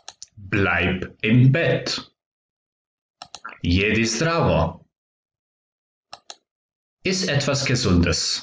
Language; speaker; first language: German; non-native, fluent; Croatian